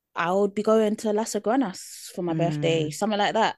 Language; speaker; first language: English; native; English